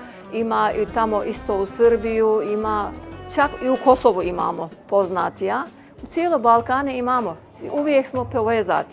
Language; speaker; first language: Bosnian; early bilingual, heritage; Bosnian